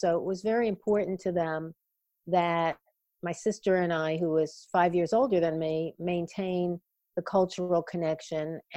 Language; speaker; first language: English; native; English